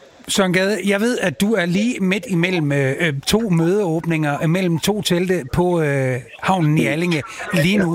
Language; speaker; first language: Danish; native; Danish